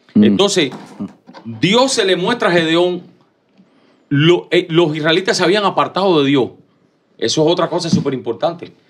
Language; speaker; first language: Spanish; native; Spanish